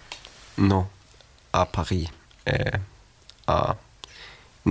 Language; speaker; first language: French; non-native, learner; Swedish